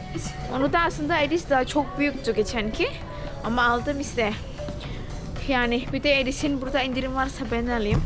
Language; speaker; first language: Turkish; non-native, learner; Indonesian